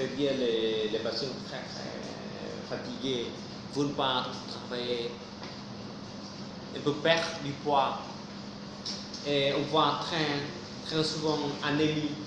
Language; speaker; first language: French; non-native, fluent; Vietnamese